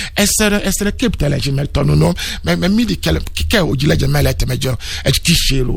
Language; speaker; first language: Hungarian; non-native, fluent; Yoruba